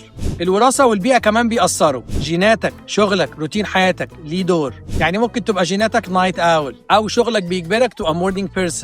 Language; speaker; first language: Arabic; native; Arabic